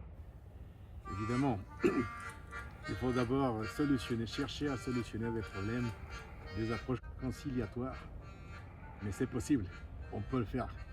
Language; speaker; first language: French; non-native, fluent; Spanish